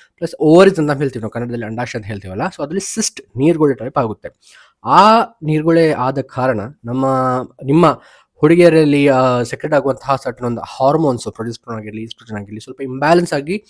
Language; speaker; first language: Kannada; native; Kannada